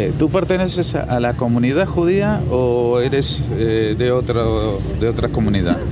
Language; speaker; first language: Spanish; native; Spanish